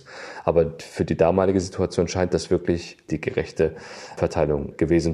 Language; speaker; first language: German; native; German